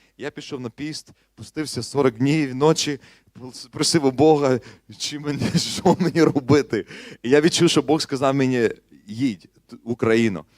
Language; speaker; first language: Ukrainian; non-native, learner; English